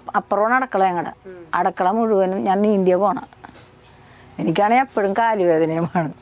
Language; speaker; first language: Malayalam; native; Malayalam